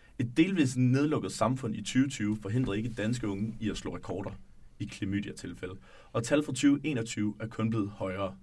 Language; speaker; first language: Danish; native; Danish